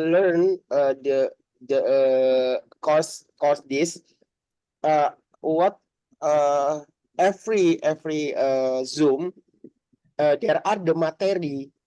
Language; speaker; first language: English; non-native, learner; Indonesian